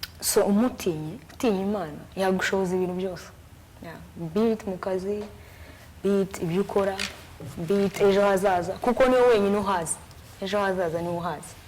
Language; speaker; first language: Kinyarwanda; early bilingual, heritage; Kinyarwanda